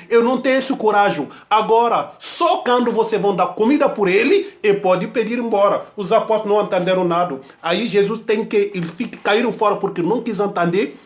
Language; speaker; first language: Portuguese; non-native, fluent; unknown